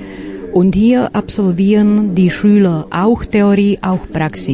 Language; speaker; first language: German; non-native, fluent; Slovak